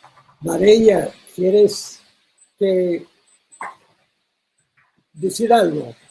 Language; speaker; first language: Spanish; non-native, learner; English